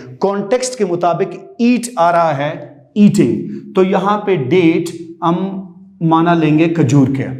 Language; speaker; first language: Urdu; non-native, local second language; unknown